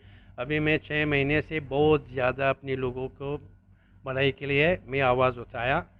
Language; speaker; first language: Hindi; non-native, learner; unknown